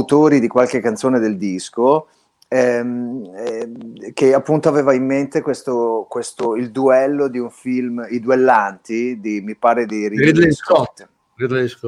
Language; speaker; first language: Italian; native; Italian